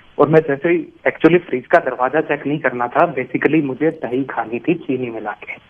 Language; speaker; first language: Hindi; native; Hindi